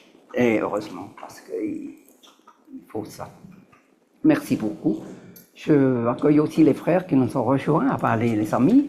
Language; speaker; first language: French; native; French